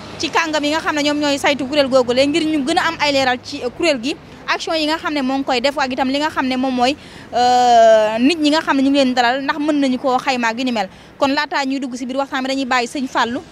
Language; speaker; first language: Wolof; native; Wolof